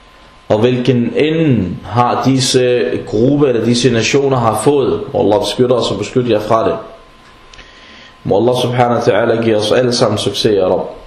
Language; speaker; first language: Danish; non-native, fluent; Arabic